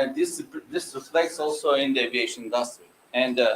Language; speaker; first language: English; non-native, fluent; Turkish